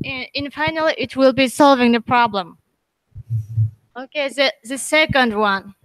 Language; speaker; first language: English; non-native, learner; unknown